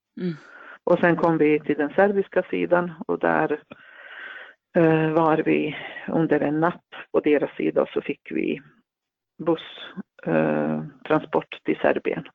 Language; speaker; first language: Swedish; non-native, fluent; Bosnian